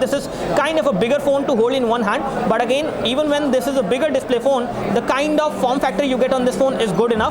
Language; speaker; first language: English; non-native, local second language; Hindi